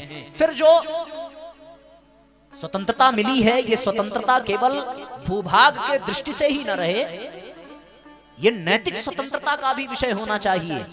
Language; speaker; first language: Hindi; native; Hindi